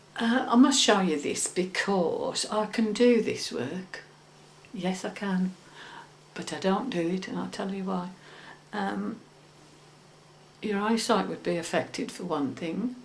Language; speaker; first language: English; native; English